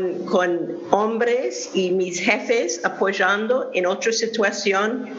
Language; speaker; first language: Spanish; non-native, fluent; English